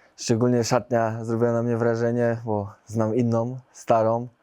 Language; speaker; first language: Polish; native; Polish